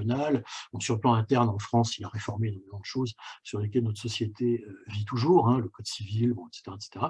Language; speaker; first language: French; native; French